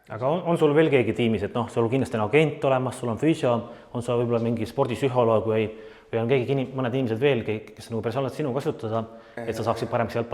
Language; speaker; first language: Estonian; native; Estonian